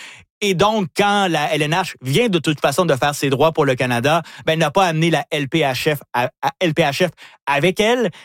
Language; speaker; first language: French; native; French